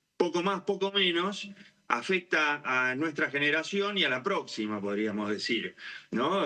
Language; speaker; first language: Spanish; native; Spanish